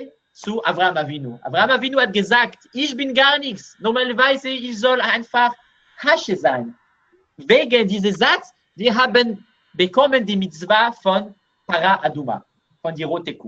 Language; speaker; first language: German; non-native, learner; Hebrew